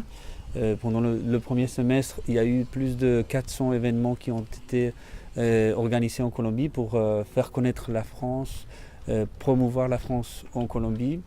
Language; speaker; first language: French; non-native, fluent; Spanish